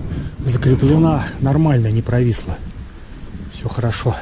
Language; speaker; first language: Russian; native; Russian